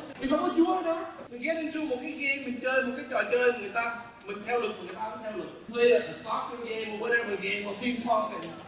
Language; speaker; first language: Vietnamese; early bilingual, heritage; Vietnamese